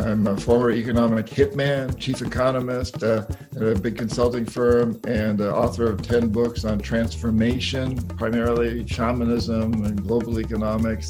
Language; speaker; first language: English; native; English